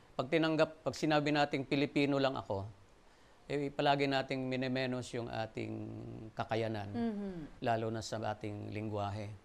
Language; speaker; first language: Filipino; non-native, local second language; Waray